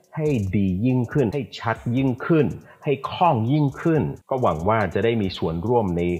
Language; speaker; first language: Thai; non-native, fluent; English